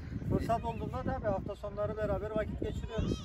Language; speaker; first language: Turkish; native; Turkish